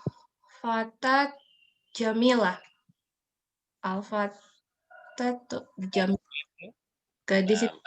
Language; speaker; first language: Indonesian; native; Indonesian